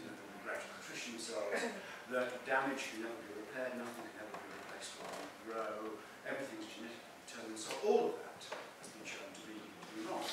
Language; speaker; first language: English; native; English